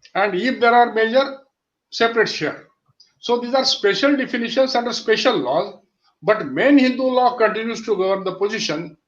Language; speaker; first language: English; non-native, local second language; Marathi